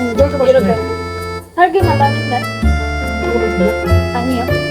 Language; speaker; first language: Korean; non-native, learner; Filipino